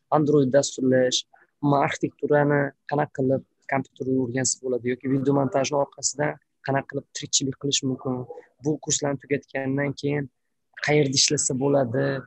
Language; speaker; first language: Uzbek; native; Uzbek